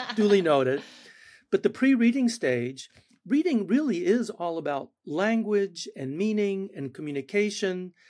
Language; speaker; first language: English; non-native, fluent; Spanish